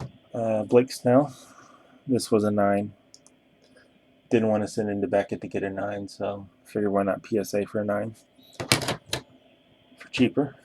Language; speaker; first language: English; native; English